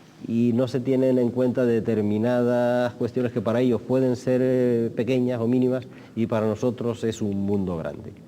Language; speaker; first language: Spanish; native; Spanish